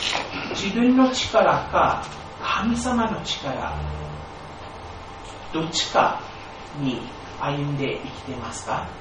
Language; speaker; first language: Japanese; non-native, fluent; English